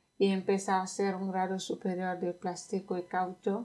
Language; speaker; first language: Spanish; non-native, fluent; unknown